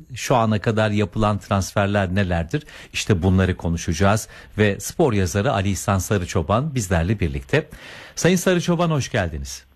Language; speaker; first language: Turkish; native; Turkish